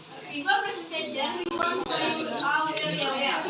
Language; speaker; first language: English; non-native, learner; Indonesian